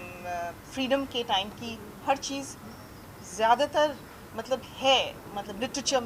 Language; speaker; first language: Hindi; native; Hindi